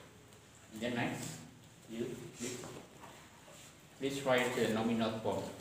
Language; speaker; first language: English; non-native, fluent; Indonesian